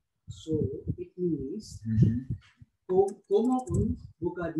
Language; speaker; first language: Spanish; non-native, learner; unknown